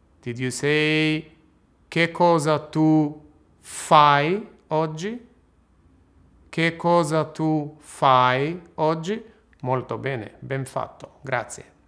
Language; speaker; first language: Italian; non-native, fluent; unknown